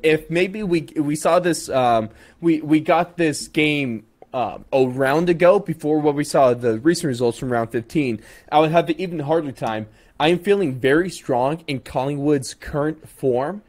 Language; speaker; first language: English; native; English